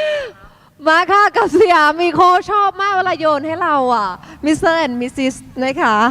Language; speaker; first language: Thai; native; Thai